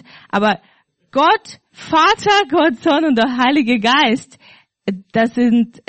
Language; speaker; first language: German; non-native, fluent; Russian